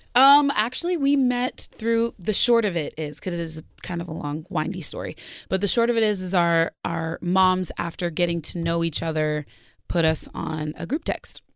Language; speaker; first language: English; native; English